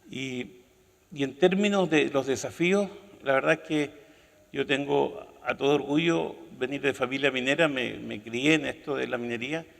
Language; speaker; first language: Spanish; native; Spanish